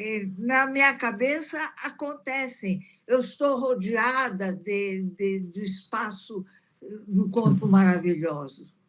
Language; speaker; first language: Portuguese; early bilingual, other home language; Italian